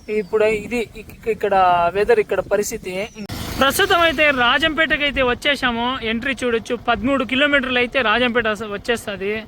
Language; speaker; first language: Telugu; non-native, local second language; Urdu